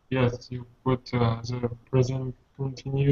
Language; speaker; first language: English; non-native, learner; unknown